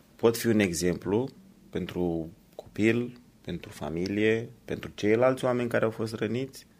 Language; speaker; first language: Romanian; native; Romanian